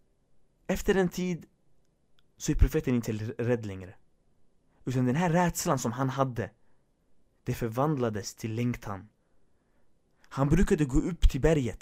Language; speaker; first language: Swedish; early bilingual, other home language; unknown